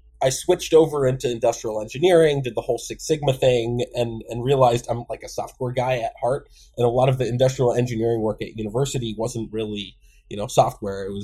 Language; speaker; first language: English; native; English